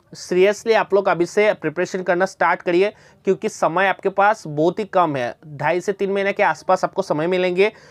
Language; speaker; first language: Hindi; non-native, local second language; Bangla